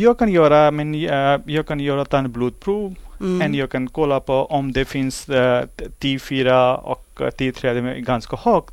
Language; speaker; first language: Swedish; non-native, learner; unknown